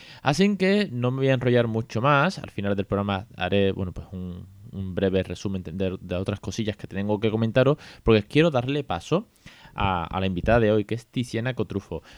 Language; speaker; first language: Spanish; native; Spanish